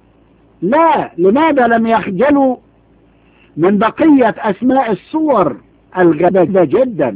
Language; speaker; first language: Arabic; native; Arabic